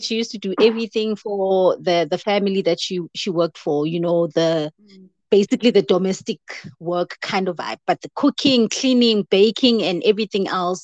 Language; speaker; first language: English; non-native, local second language; Zulu